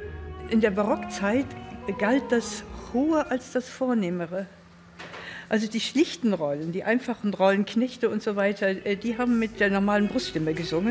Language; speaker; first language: German; native; German